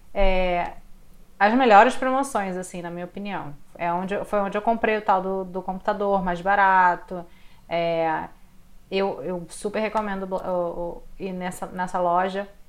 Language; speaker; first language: Portuguese; native; Portuguese